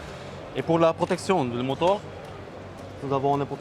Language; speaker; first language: French; non-native, learner; German